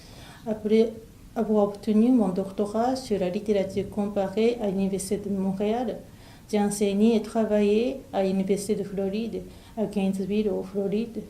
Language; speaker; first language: French; non-native, fluent; Japanese